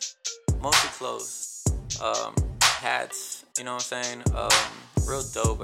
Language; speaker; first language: English; early bilingual, other home language; Spanish